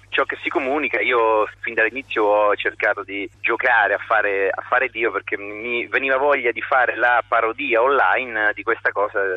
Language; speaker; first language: Italian; native; Italian